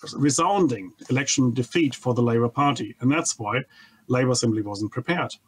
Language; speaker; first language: English; non-native, fluent; German